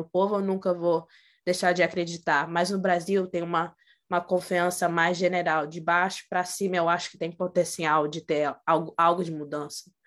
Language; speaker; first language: Portuguese; early bilingual, heritage; Portuguese